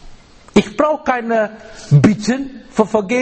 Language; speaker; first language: German; non-native, fluent; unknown